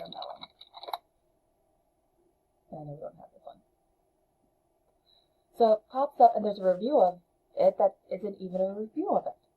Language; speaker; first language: English; native; English